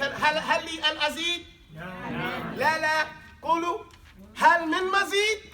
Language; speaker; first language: Arabic; non-native, fluent; English